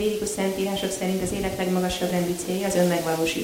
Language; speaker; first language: Hungarian; native; Hungarian